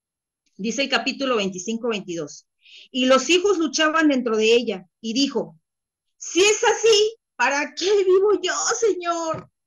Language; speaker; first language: Spanish; native; Spanish